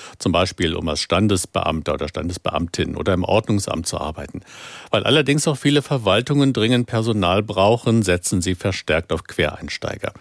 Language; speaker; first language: German; native; German